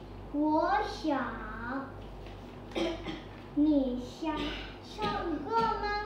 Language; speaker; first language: Chinese; non-native, learner; Vietnamese